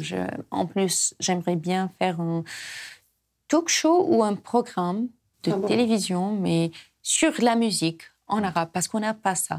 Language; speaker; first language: French; non-native, fluent; Arabic